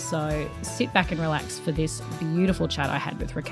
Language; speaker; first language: English; native; English